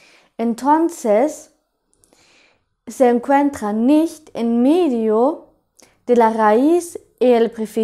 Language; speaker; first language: Spanish; non-native, fluent; German